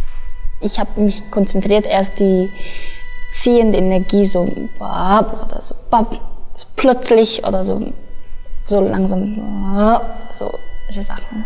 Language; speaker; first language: German; non-native, learner; Korean